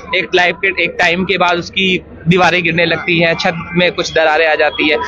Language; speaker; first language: Hindi; native; Hindi